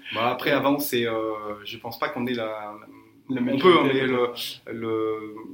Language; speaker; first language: French; native; French